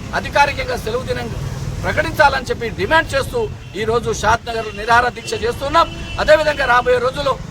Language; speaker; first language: Telugu; non-native, local second language; Lambadi